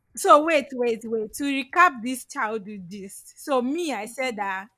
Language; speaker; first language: English; non-native, local second language; Yoruba